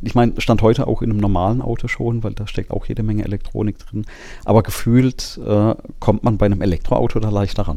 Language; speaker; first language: German; native; German